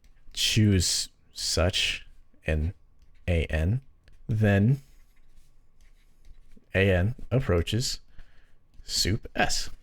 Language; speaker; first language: English; native; English